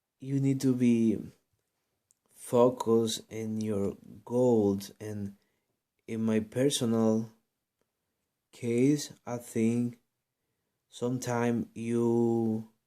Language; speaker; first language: English; non-native, learner; Spanish